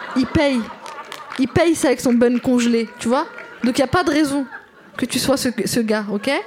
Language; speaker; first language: French; early bilingual, other home language; Arabic